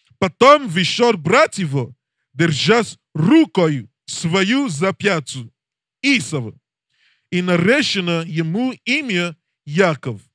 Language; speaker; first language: Russian; non-native, learner; English